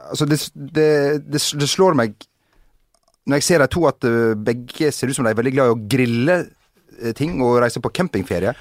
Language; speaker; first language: Norwegian; native; Norwegian